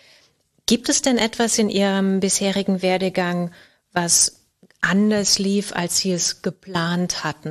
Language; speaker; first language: German; native; German